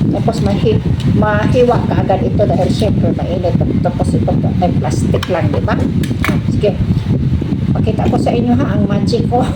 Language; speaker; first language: Filipino; non-native, local second language; Cebuano